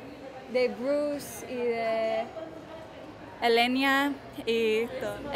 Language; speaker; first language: Spanish; non-native, fluent; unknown